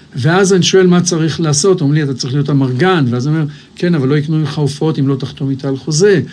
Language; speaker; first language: Hebrew; native; Hebrew